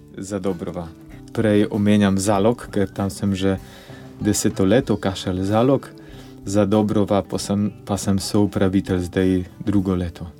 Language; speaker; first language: Slovenian; non-native, fluent; Polish